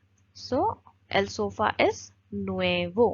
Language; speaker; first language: Spanish; non-native, learner; Hindi